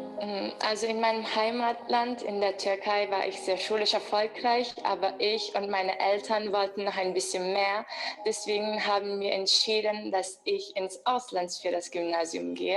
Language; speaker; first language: German; non-native, fluent; Turkish